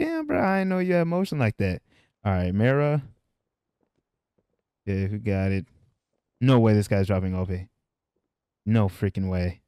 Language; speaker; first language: English; native; English